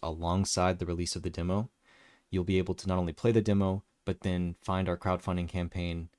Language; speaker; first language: English; native; English